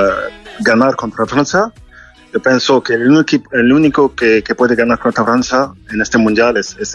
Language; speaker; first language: Spanish; non-native, learner; French